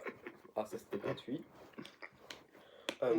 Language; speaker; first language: French; native; French